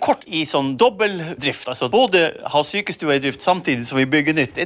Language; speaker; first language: Norwegian; native; Norwegian